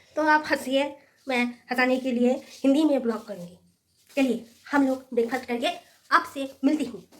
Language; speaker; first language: Hindi; non-native, local second language; Bangla